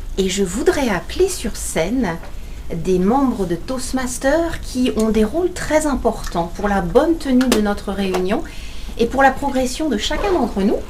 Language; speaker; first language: French; native; French